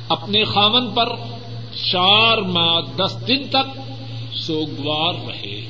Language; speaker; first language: Urdu; non-native, local second language; Punjabi